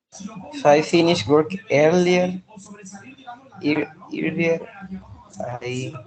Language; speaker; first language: English; non-native, learner; Spanish